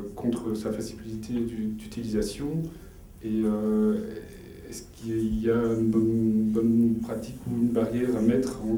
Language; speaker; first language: French; native; French